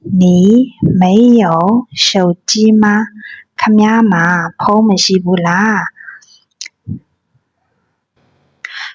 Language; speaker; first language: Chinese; non-native, fluent; Burmese